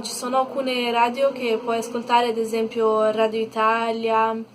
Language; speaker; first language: Italian; non-native, learner; Portuguese